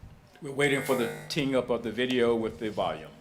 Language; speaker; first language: English; native; English